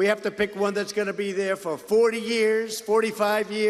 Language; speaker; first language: English; native; English